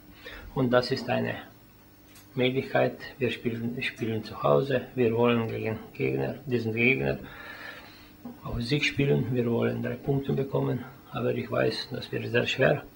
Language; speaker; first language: German; non-native, fluent; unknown